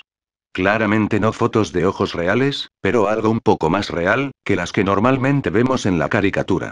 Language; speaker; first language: Spanish; native; Spanish